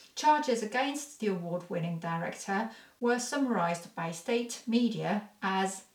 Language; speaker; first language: English; non-native, fluent; French